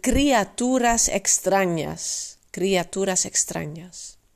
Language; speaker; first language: Spanish; non-native, fluent; Dutch